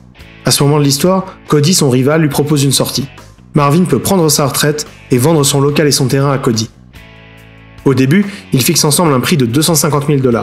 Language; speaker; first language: French; native; French